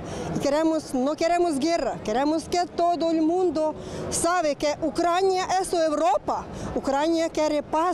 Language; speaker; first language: Spanish; non-native, learner; Ukrainian